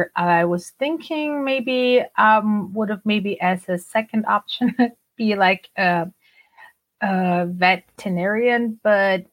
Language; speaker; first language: English; non-native, fluent; Turkish